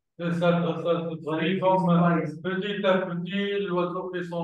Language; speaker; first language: French; non-native, fluent; Arabic